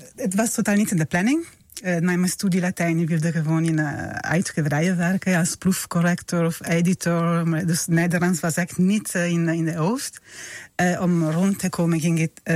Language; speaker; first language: Dutch; non-native, fluent; Italian